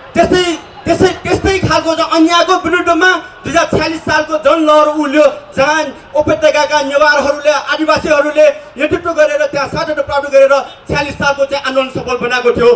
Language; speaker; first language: Nepali; non-native, local second language; Newari